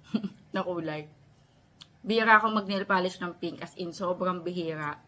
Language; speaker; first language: Filipino; native; Filipino